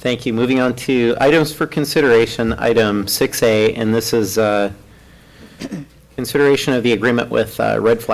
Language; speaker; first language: English; native; English